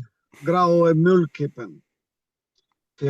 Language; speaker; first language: German; non-native, fluent; Ukrainian